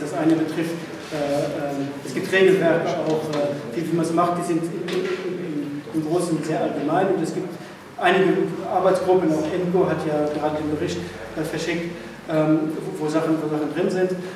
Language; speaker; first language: German; non-native, local second language; Luxembourgish